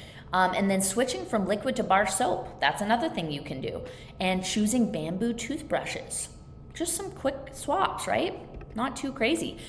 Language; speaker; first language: English; native; English